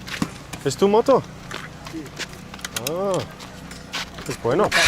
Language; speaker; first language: Spanish; non-native, learner; English